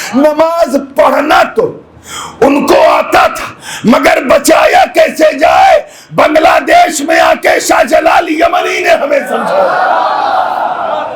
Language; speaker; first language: Urdu; native; Urdu